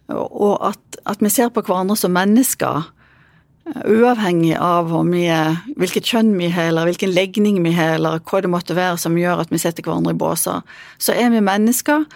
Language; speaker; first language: Norwegian; native; Norwegian